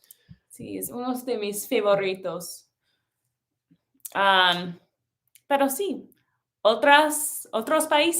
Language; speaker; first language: Spanish; non-native, learner; English